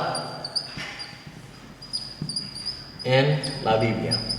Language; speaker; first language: Spanish; non-native, fluent; English